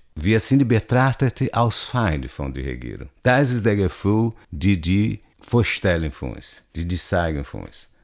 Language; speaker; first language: German; non-native, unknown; Portuguese